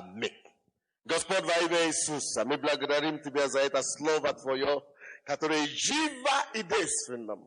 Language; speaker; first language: Russian; non-native, fluent; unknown